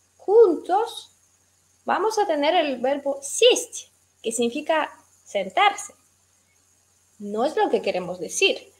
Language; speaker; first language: Spanish; non-native, fluent; Russian